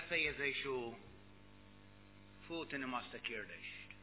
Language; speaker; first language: Hungarian; non-native, learner; English